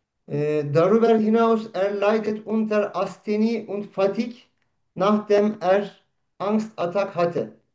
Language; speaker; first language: German; non-native, learner; Turkish